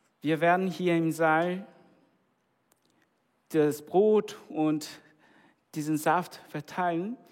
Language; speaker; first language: German; non-native, fluent; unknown